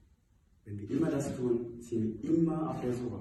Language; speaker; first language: German; non-native, fluent; Indonesian